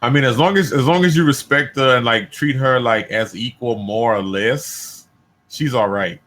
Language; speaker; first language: English; native; English